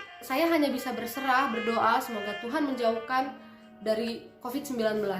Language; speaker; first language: Indonesian; native; Indonesian